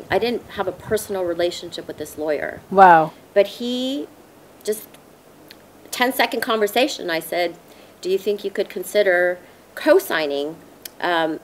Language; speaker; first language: English; native; English